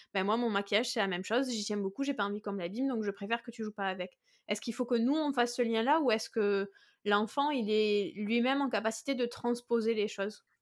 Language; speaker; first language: French; native; French